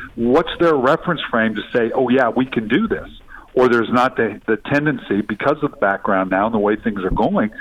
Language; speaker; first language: English; native; English